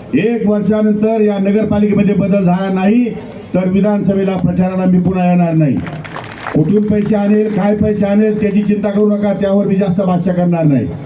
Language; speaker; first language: Marathi; native; Marathi